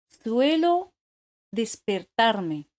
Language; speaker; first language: Spanish; non-native, fluent; French